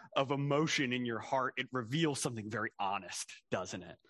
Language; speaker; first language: English; native; English